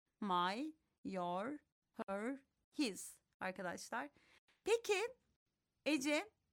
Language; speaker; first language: English; non-native, fluent; Turkish